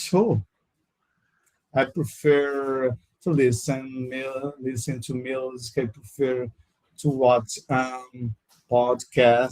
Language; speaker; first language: English; non-native, learner; Portuguese